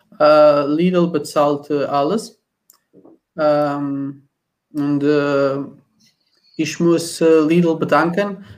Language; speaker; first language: German; non-native, learner; Portuguese